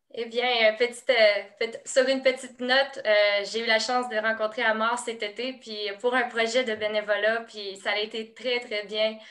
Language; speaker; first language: French; native; French